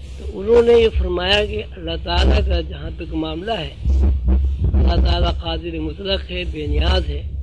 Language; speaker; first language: Urdu; native; Urdu